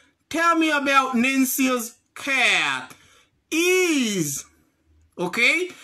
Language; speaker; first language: English; non-native, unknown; Haitian Creole